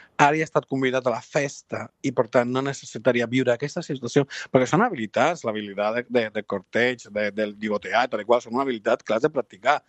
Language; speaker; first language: Catalan; non-native, local second language; Spanish